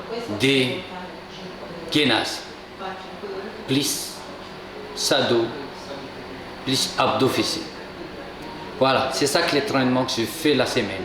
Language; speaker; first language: French; non-native, local second language; Malagasy